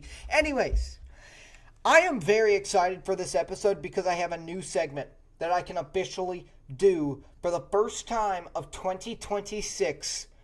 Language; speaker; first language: English; native; English